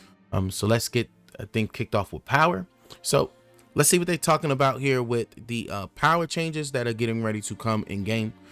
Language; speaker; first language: English; native; English